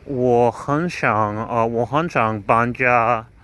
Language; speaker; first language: Chinese; non-native, learner; English